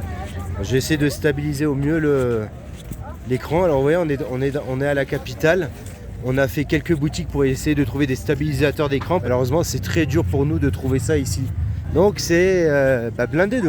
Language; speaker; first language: French; native; French